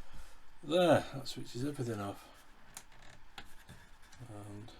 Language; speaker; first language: English; native; English